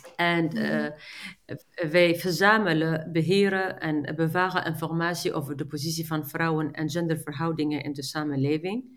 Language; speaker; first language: Dutch; non-native, fluent; Arabic